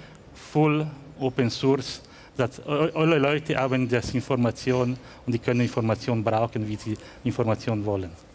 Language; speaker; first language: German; non-native, learner; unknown